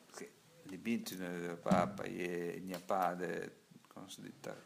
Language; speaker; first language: French; non-native, learner; Italian